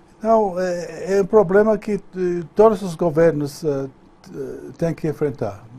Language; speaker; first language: Portuguese; non-native, fluent; English